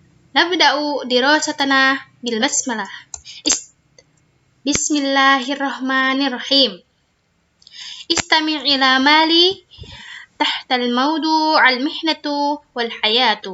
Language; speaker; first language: Arabic; non-native, learner; Indonesian